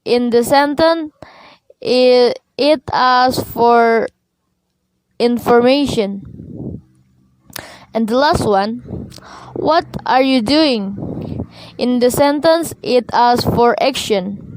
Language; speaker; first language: English; non-native, learner; Indonesian